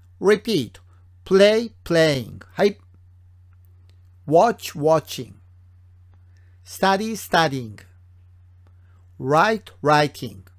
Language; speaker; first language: English; non-native, fluent; Japanese